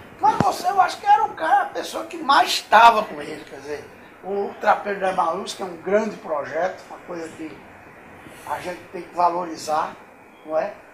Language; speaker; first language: Portuguese; native; Portuguese